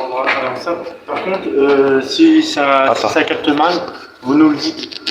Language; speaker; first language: French; native; French